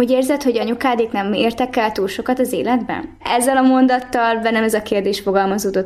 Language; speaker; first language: Hungarian; native; Hungarian